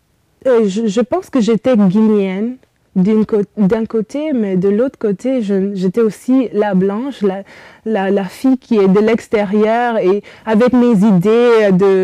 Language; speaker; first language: French; early bilingual, heritage; Romanian